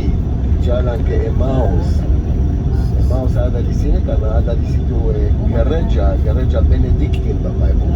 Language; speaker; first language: Indonesian; non-native, fluent; Hebrew